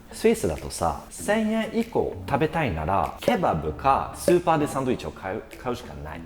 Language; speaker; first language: Japanese; non-native, fluent; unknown